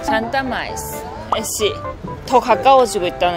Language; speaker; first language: Portuguese; non-native, learner; Korean